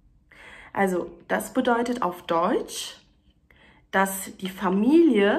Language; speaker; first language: German; early bilingual, other home language; Turkish